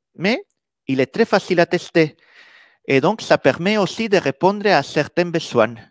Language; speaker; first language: French; non-native, fluent; Spanish